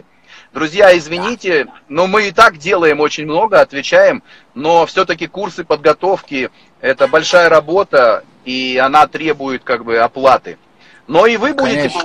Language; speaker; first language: Russian; native; Russian